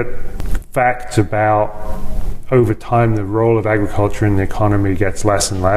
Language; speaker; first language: English; native; English